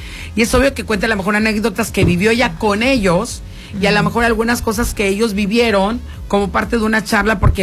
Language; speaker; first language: Spanish; native; Spanish